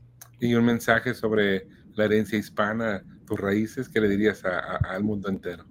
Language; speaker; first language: Spanish; native; Spanish